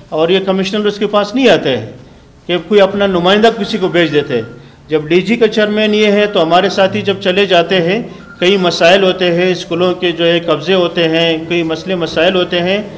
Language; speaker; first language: Urdu; non-native, local second language; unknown